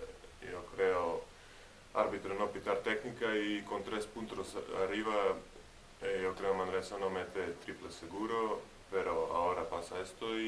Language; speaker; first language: Spanish; non-native, learner; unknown